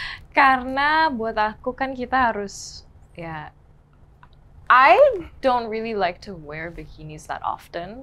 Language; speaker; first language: English; native; English